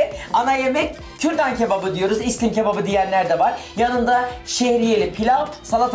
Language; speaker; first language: Turkish; native; Turkish